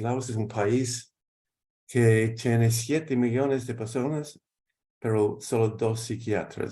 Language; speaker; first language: Spanish; non-native, fluent; English